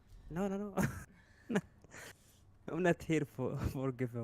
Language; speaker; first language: English; non-native, learner; Arabic